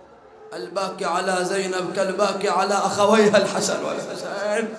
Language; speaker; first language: Arabic; native; Arabic